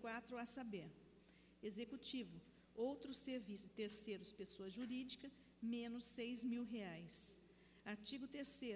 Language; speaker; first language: Portuguese; native; Portuguese